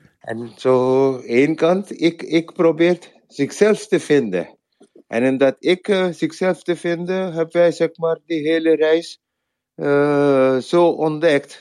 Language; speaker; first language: Dutch; non-native, learner; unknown